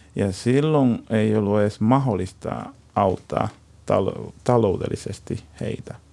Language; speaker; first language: Finnish; non-native, fluent; Spanish